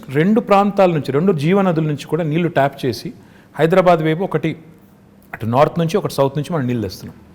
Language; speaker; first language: Telugu; native; Telugu